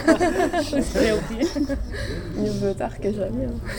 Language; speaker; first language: French; native; French